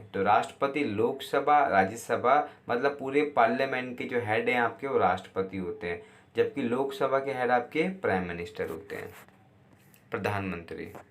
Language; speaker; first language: Hindi; native; Hindi